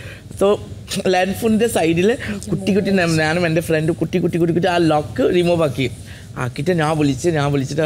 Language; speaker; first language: Malayalam; non-native, fluent; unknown